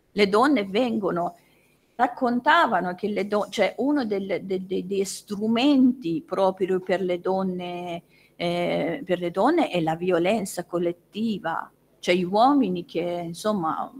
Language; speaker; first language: Italian; non-native, fluent; Persian